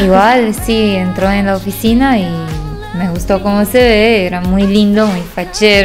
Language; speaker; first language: Spanish; non-native, fluent; Romanian